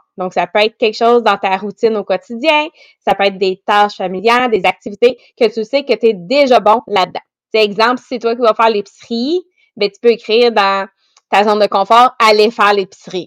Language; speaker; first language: French; native; French